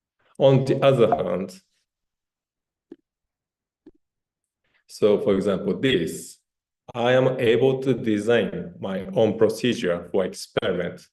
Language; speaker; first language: English; non-native, fluent; Japanese